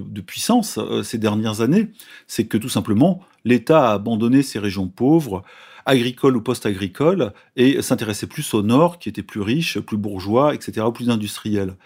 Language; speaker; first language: French; native; French